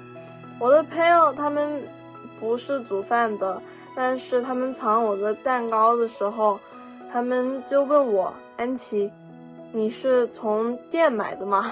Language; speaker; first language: Chinese; early bilingual, heritage; Chinese